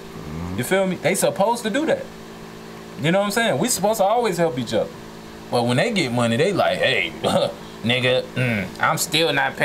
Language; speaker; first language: English; native; English